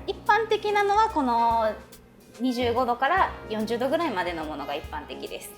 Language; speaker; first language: Japanese; native; Japanese